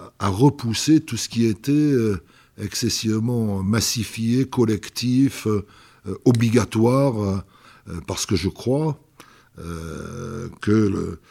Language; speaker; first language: French; native; French